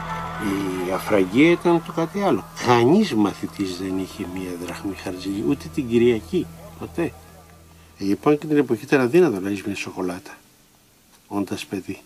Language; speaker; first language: Greek; native; Greek